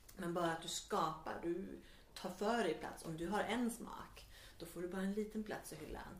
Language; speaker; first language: Swedish; native; Swedish